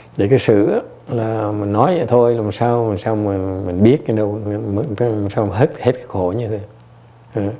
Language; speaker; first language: Vietnamese; early bilingual, other home language; English